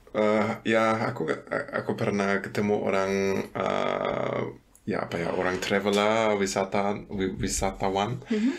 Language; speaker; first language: Indonesian; non-native, fluent; German